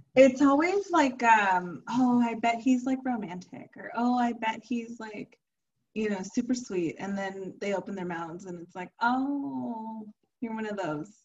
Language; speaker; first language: English; early bilingual, other home language; Spanish